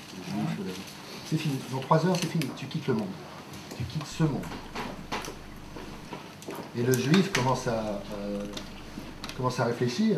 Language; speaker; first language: French; native; French